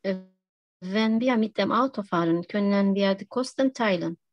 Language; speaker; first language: German; non-native, learner; Turkish